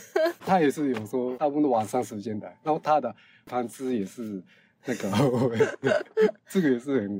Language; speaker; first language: Chinese; non-native, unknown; Japanese